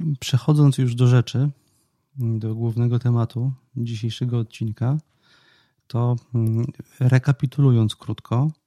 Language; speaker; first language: Polish; native; Polish